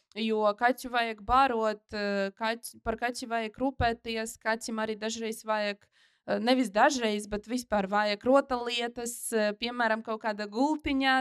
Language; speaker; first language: Latvian; non-native, local second language; Russian